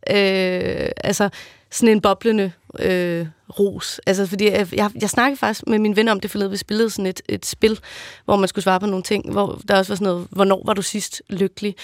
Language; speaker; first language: Danish; native; Danish